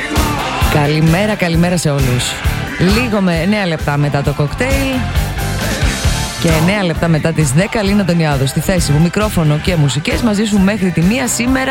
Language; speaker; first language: Greek; native; Greek